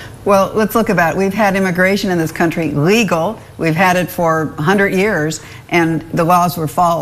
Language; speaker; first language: English; native; English